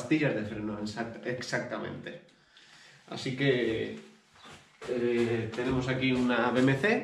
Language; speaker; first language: Spanish; native; Spanish